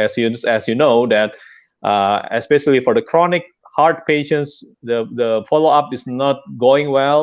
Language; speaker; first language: English; non-native, fluent; Indonesian